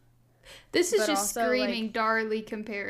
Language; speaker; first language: English; native; English